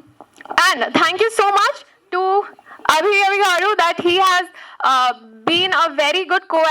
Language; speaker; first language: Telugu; non-native, learner; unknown